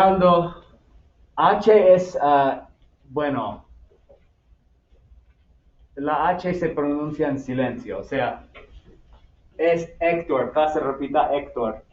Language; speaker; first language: Spanish; non-native, fluent; English